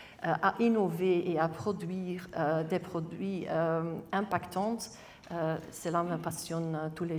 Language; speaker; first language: French; non-native, local second language; Dutch